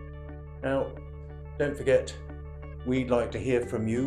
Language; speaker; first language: English; native; English